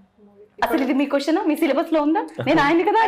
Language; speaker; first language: Telugu; native; Telugu